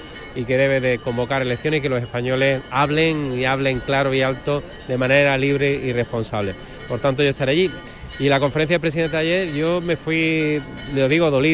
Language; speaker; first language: Spanish; native; Spanish